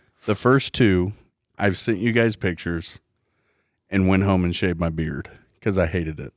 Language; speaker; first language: English; native; English